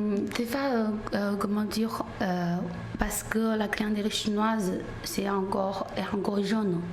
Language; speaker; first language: French; non-native, learner; Chinese